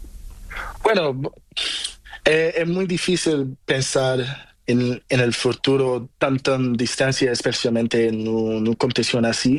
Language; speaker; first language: Spanish; non-native, learner; Portuguese